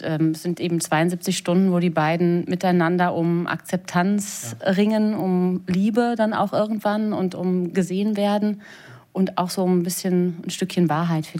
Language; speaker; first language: German; native; German